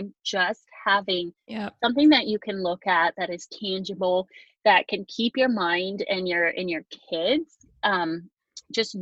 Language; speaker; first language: English; early bilingual, other home language; Spanish